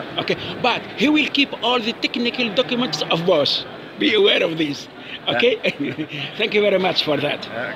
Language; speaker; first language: English; non-native, fluent; Arabic